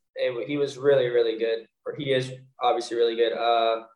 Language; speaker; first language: English; native; English